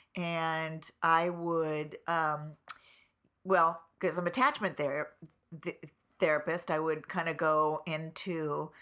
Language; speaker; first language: English; native; English